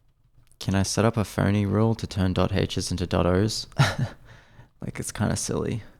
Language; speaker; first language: English; native; English